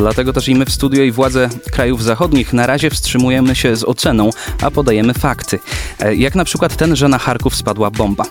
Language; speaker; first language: Polish; native; Polish